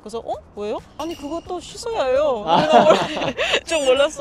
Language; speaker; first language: Korean; non-native, learner; Papiamento